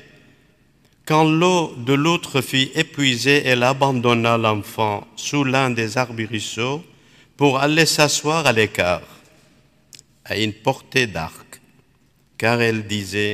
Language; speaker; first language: French; non-native, local second language; Arabic